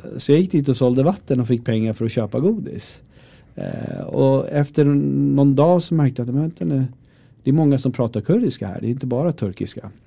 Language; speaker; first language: Swedish; early bilingual, other home language; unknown